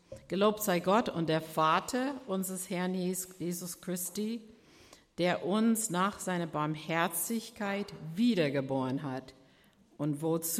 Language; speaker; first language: German; non-native, fluent; English